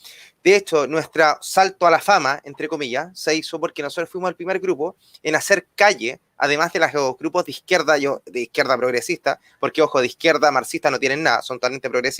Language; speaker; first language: Spanish; native; Spanish